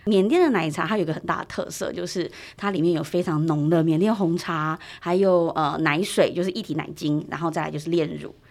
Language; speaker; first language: Chinese; early bilingual, heritage; Chinese